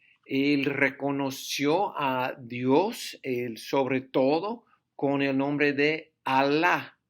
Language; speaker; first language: Spanish; non-native, fluent; English